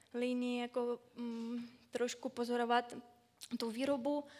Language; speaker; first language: Czech; non-native, fluent; Russian